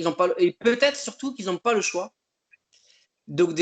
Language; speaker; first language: French; native; French